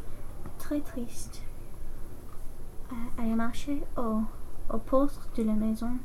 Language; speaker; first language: French; non-native, learner; English